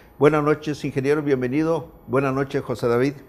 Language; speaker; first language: Spanish; native; Spanish